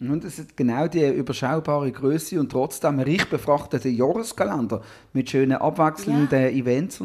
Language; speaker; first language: German; native; German